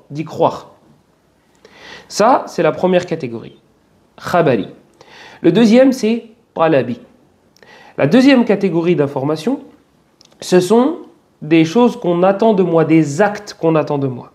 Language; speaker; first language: French; native; French